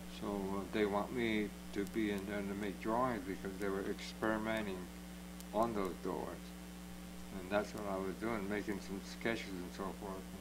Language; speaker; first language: English; native; English